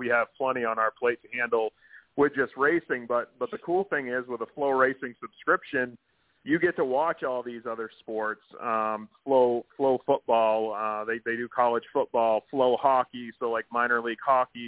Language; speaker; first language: English; native; English